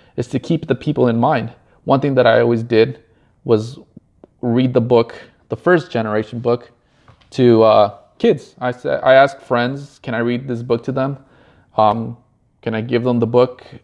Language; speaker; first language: English; early bilingual, other home language; Spanish